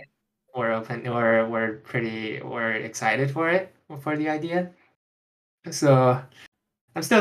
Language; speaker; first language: English; non-native, fluent; Chinese